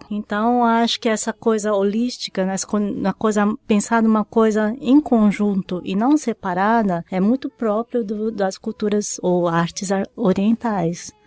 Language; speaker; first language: Portuguese; early bilingual, other home language; Japanese